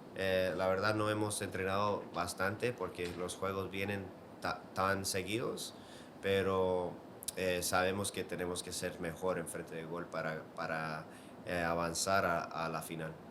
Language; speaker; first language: Spanish; early bilingual, heritage; English